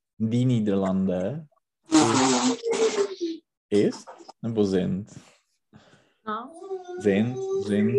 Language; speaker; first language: German; non-native, learner; Czech